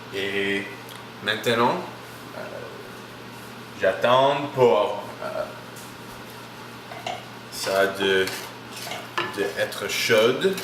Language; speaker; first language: French; non-native, learner; English